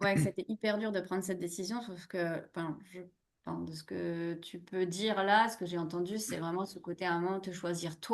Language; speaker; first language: French; native; French